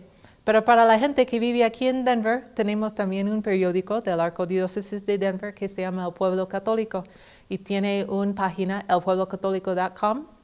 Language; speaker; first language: Spanish; non-native, fluent; English